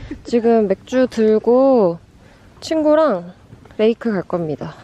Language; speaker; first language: Korean; native; Korean